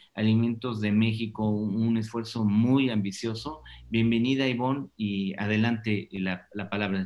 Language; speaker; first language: Spanish; native; Spanish